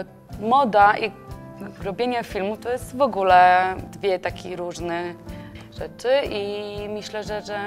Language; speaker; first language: Polish; non-native, learner; Georgian